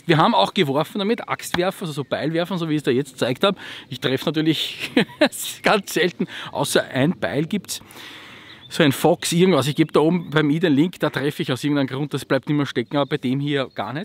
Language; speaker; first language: German; native; German